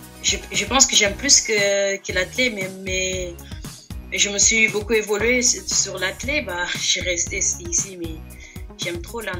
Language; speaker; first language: French; non-native, fluent; Portuguese